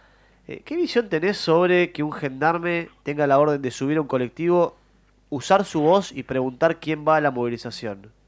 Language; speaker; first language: Spanish; native; Spanish